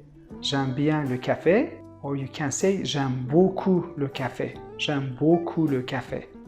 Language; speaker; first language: French; non-native, fluent; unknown